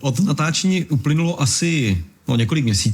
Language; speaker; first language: Czech; native; Czech